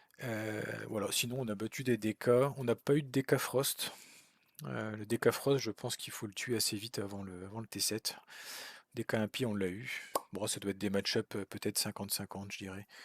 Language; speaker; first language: French; native; French